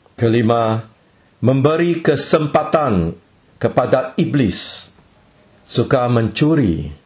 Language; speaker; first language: Malay; non-native, local second language; Chinese